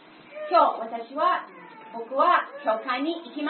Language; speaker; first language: Japanese; non-native, learner; English